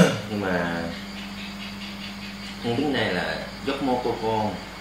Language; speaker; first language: Vietnamese; non-native, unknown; Korean